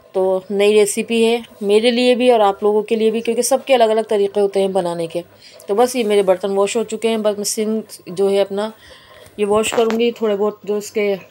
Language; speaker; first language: Hindi; native; Hindi